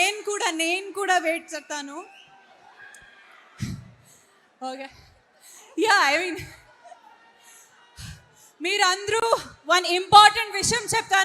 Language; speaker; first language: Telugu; non-native, local second language; Kannada